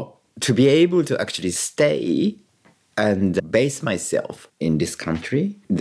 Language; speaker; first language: English; non-native, fluent; Japanese